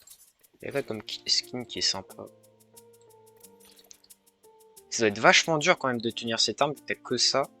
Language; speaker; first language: French; native; French